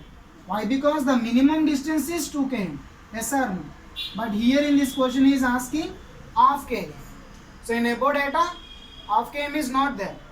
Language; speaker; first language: English; non-native, local second language; Telugu